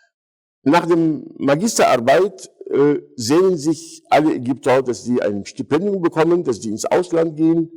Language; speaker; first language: German; non-native, fluent; Arabic